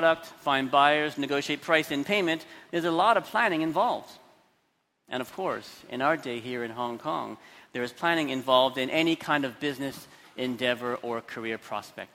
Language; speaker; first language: English; native; English